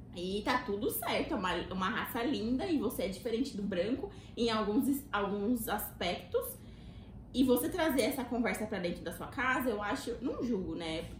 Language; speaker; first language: Portuguese; native; Portuguese